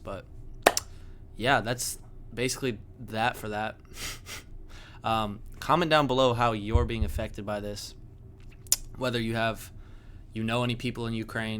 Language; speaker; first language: English; native; English